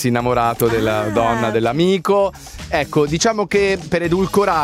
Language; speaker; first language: Italian; native; Italian